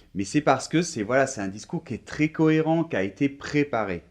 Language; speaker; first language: French; native; French